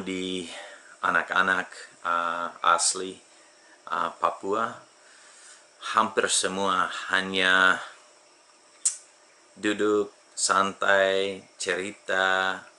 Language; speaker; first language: Indonesian; non-native, fluent; English